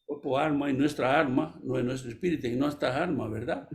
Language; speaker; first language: Spanish; non-native, fluent; Portuguese